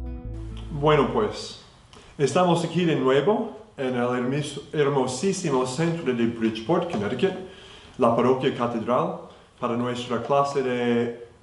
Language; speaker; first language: Spanish; non-native, fluent; English